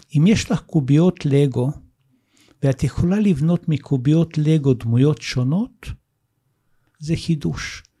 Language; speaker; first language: Hebrew; non-native, fluent; Russian